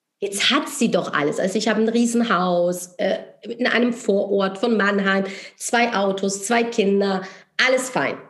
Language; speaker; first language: German; non-native, fluent; Polish